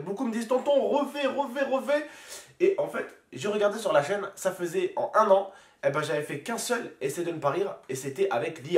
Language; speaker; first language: French; native; French